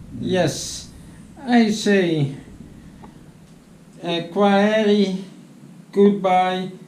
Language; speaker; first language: English; non-native, learner; Dutch